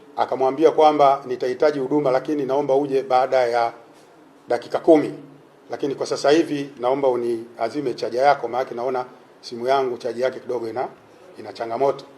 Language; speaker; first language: Swahili; native; Swahili